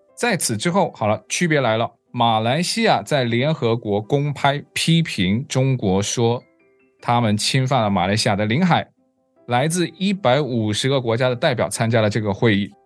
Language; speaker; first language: Chinese; native; Chinese